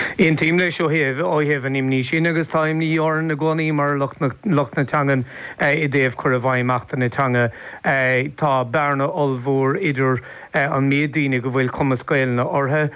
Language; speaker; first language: Irish; native; Irish